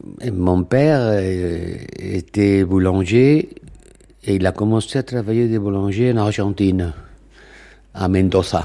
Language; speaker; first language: French; non-native, fluent; Catalan